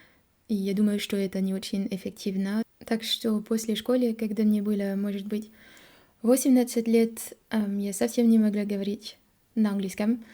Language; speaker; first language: Russian; non-native, learner; French